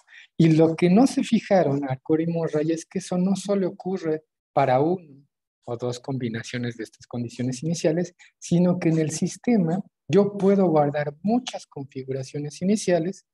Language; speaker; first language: Spanish; native; Spanish